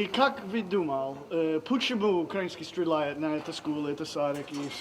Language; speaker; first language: Russian; non-native, learner; English